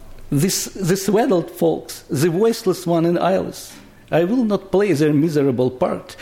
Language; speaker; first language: English; non-native, fluent; Russian